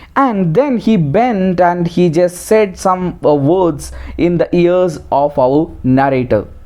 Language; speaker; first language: English; non-native, local second language; Malayalam